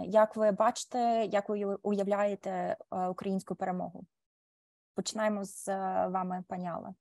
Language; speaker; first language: Ukrainian; early bilingual, heritage; Ukrainian